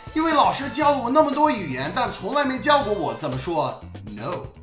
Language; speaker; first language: Chinese; non-native, fluent; English